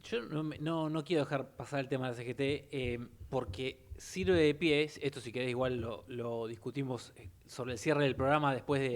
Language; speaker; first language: Spanish; native; Spanish